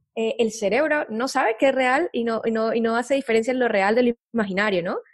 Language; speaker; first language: Spanish; native; Spanish